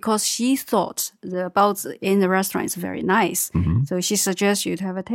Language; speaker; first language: English; non-native, fluent; Chinese